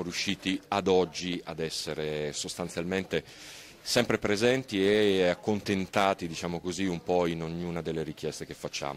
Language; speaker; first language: Italian; native; Italian